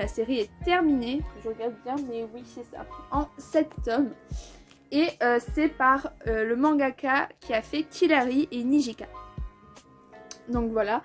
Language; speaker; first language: French; native; French